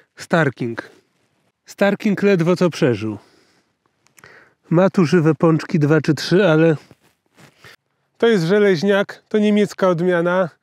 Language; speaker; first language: Polish; native; Polish